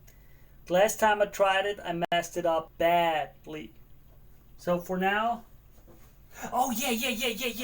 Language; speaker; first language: English; non-native, fluent; German